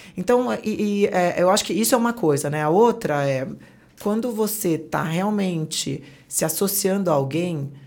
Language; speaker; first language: Portuguese; native; Portuguese